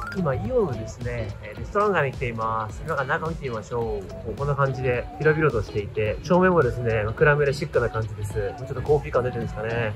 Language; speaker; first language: Japanese; native; Japanese